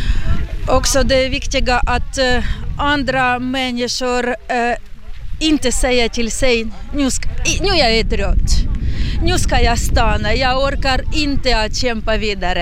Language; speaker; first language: Swedish; non-native, learner; Ukrainian